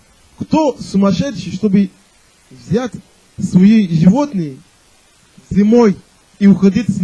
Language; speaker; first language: Russian; non-native, fluent; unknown